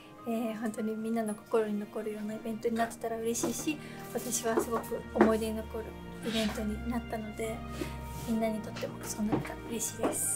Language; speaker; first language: Japanese; native; Japanese